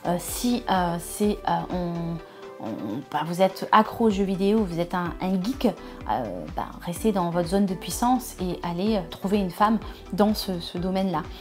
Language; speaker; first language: French; native; French